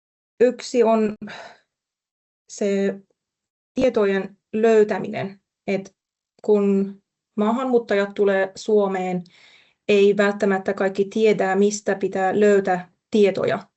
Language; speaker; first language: Finnish; non-native, fluent; Persian